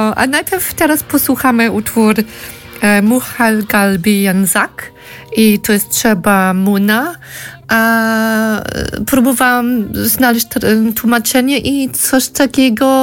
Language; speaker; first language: Polish; non-native, fluent; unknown